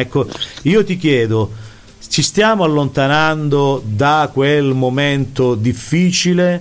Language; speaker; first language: Italian; native; Italian